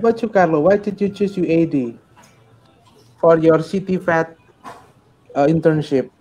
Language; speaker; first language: English; non-native, fluent; Indonesian